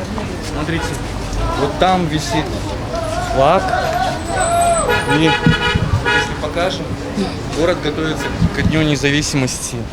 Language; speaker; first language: Russian; native; Russian